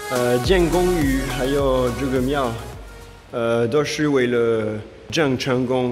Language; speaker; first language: Chinese; non-native, fluent; French